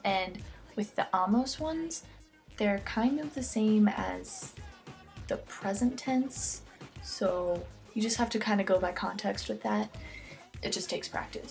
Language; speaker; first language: English; native; English